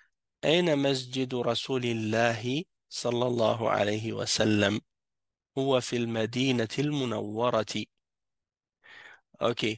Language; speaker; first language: Arabic; non-native, fluent; French